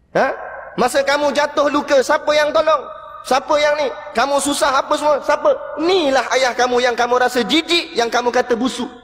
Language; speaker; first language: Malay; native; Malay